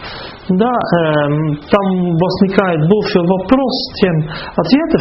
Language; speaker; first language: Russian; non-native, fluent; Dutch